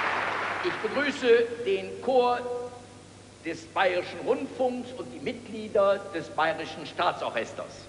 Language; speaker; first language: German; native; German